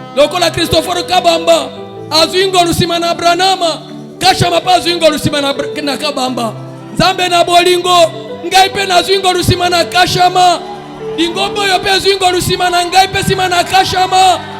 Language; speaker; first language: Lingala; native; Lingala